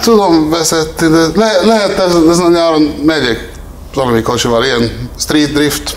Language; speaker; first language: Hungarian; non-native, learner; Swedish